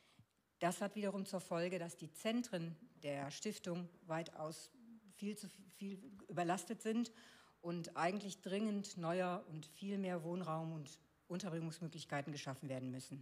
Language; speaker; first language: German; native; German